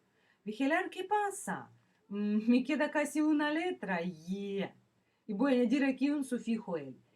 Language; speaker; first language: Spanish; non-native, fluent; Russian